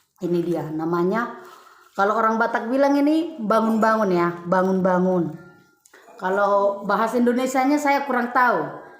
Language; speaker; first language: Indonesian; non-native, local second language; Batak Toba